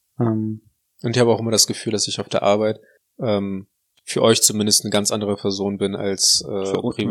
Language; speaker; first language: German; native; German